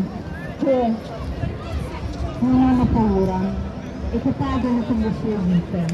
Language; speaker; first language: Italian; non-native, fluent; Ukrainian